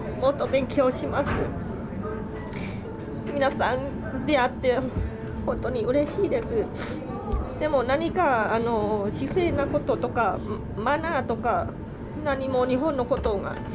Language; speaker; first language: Japanese; non-native, learner; Thai